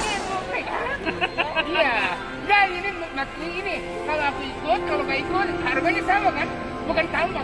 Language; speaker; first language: Indonesian; early bilingual, other home language; Japanese